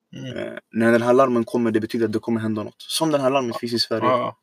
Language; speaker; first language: Swedish; non-native, fluent; Arabic